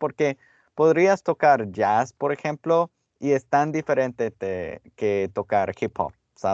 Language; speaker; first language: Spanish; non-native, fluent; English